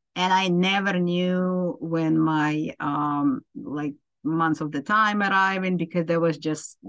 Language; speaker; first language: English; non-native, fluent; Ukrainian